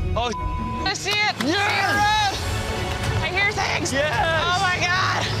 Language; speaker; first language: English; native; English